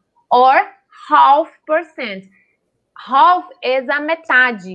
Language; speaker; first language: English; non-native, fluent; Portuguese